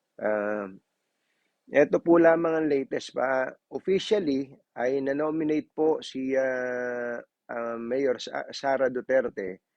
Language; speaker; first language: Filipino; native; Filipino